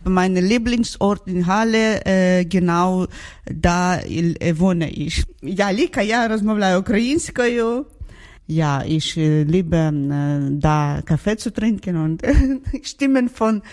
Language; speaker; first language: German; non-native, learner; Ukrainian